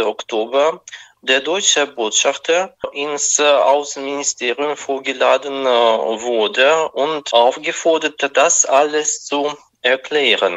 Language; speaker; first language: German; non-native, fluent; Russian